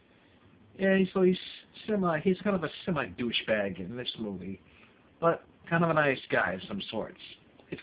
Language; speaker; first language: English; native; English